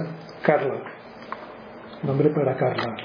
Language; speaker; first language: Spanish; native; Spanish